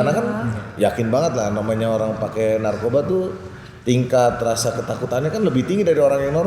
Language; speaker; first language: Indonesian; native; Indonesian